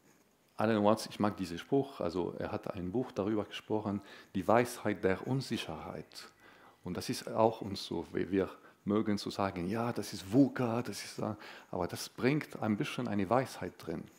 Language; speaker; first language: German; non-native, fluent; Arabic